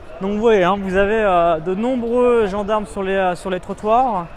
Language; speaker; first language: French; native; French